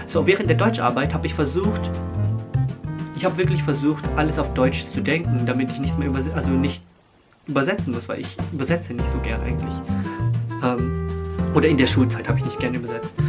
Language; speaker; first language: German; early bilingual, other home language; Filipino